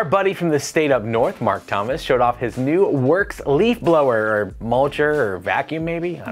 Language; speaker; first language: English; native; English